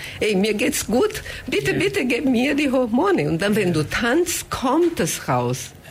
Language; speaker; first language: German; non-native, fluent; Portuguese